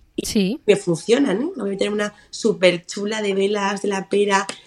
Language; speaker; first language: Spanish; native; Spanish